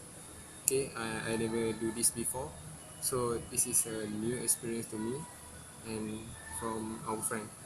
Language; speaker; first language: English; non-native, local second language; Malay